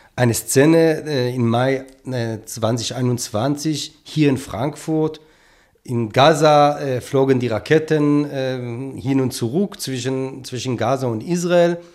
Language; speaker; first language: German; non-native, fluent; Hebrew